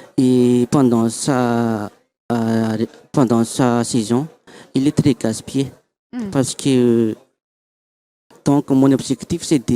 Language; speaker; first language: French; non-native, local second language; Malagasy